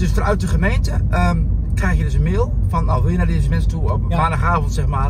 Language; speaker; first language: Dutch; native; Dutch